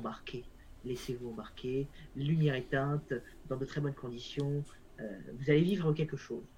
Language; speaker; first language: French; native; French